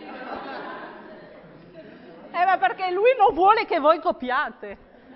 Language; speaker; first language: Italian; native; Italian